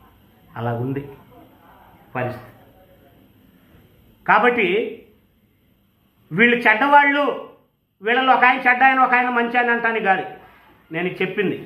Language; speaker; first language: Telugu; native; Telugu